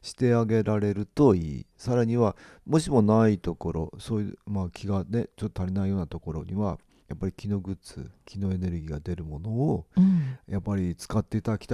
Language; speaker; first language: Japanese; native; Japanese